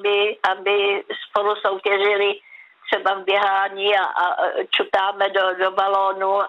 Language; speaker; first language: Czech; native; Czech